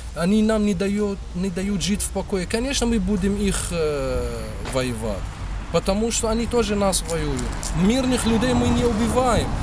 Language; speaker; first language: Russian; non-native, fluent; Arabic